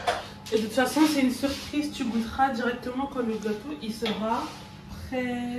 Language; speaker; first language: French; native; French